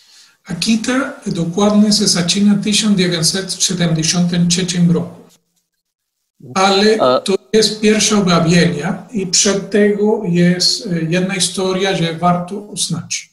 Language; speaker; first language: Polish; non-native, learner; Spanish